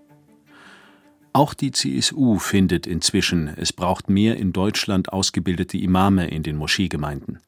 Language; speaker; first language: German; native; German